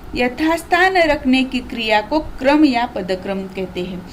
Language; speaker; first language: Hindi; non-native, local second language; Marathi